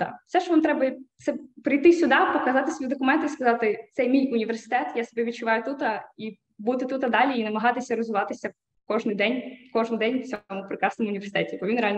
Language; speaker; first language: Ukrainian; native; Ukrainian